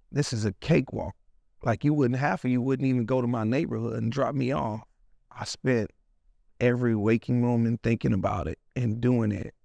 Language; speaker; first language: English; native; English